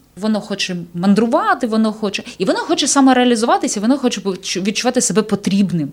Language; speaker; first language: Ukrainian; native; Ukrainian